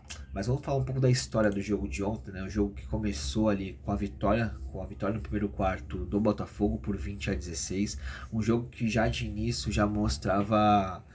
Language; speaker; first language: Portuguese; native; Portuguese